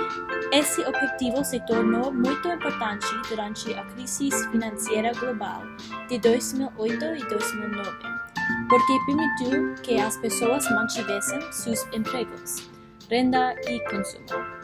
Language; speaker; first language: Portuguese; non-native, learner; English